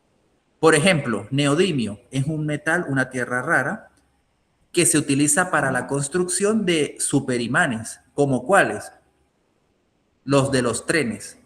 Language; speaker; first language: Spanish; native; Spanish